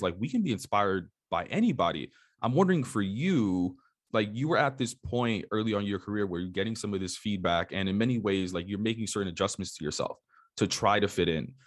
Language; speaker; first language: English; early bilingual, other home language; Spanish